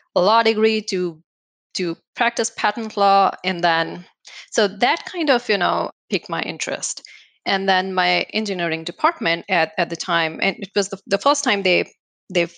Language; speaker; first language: English; non-native, local second language; Hindi